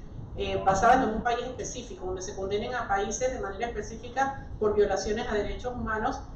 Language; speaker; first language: Spanish; native; Spanish